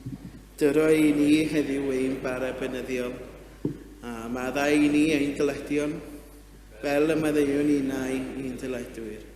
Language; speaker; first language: Welsh; native; Welsh